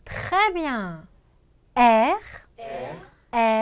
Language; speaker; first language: French; non-native, fluent; Korean